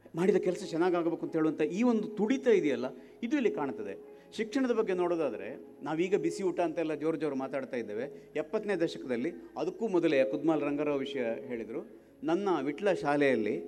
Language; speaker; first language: Kannada; native; Kannada